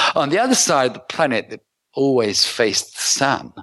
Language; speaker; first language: English; native; English